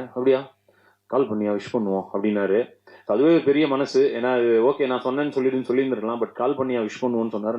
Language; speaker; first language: Tamil; native; Tamil